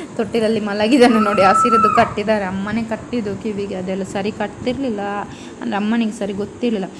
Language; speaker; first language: Kannada; non-native, local second language; Tulu